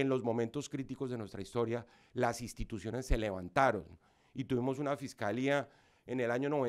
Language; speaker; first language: Spanish; native; Spanish